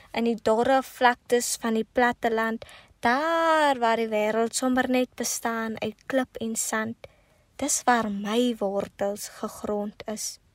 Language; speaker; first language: Afrikaans; native; Afrikaans